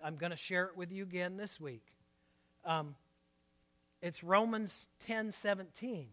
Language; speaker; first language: English; native; English